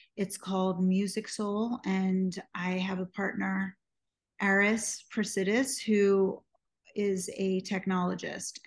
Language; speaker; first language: English; native; English